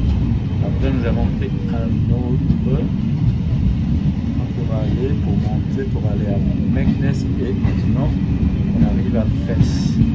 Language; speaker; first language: French; non-native, fluent; German